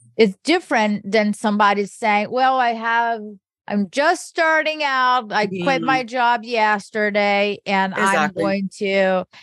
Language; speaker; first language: English; early bilingual, other home language; Portuguese